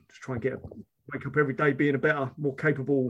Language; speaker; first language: English; native; English